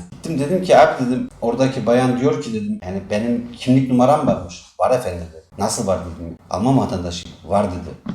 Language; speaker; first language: Turkish; early bilingual, heritage; Turkish